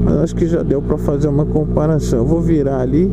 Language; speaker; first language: Portuguese; native; Portuguese